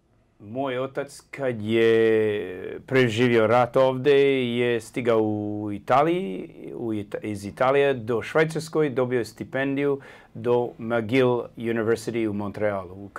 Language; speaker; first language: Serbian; early bilingual, heritage; English